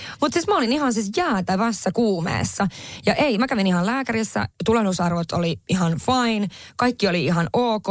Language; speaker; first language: Finnish; native; Finnish